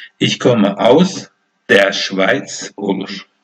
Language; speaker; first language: German; non-native, fluent; Turkish